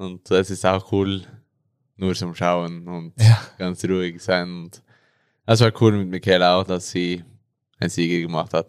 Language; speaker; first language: German; non-native, learner; Norwegian